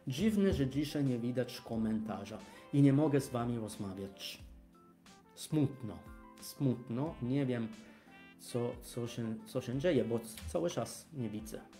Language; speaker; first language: Polish; non-native, fluent; Italian